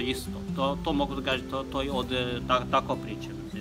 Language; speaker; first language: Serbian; non-native, learner; Chinese